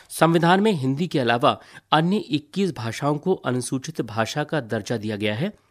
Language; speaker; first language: Hindi; native; Hindi